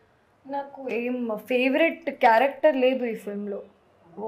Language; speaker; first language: Telugu; non-native, fluent; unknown